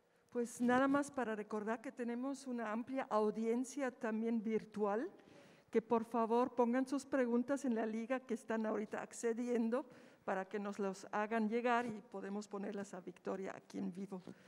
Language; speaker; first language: Spanish; native; Spanish